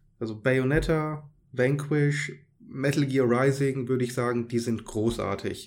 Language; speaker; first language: German; native; German